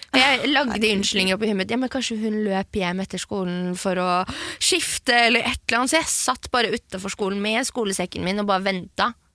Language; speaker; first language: Norwegian; early bilingual, other home language; French